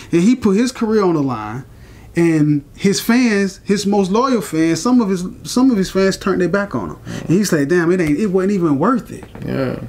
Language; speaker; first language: English; native; English